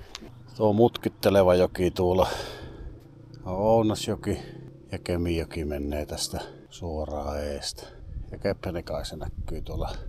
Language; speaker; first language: Finnish; native; Finnish